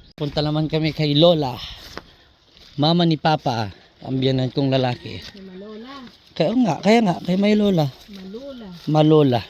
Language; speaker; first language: Filipino; native; Filipino